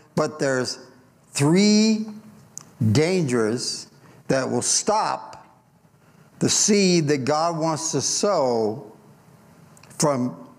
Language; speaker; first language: English; native; English